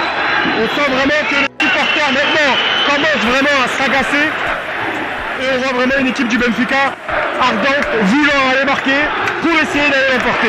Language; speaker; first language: French; native; French